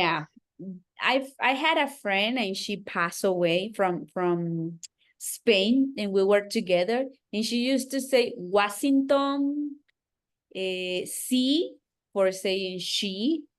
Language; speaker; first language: English; non-native, fluent; Spanish